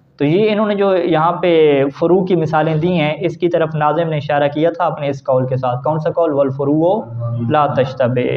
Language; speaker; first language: Urdu; native; Urdu